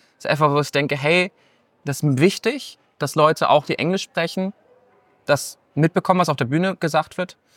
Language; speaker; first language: German; native; German